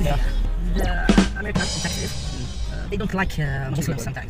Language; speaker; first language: English; non-native, learner; Arabic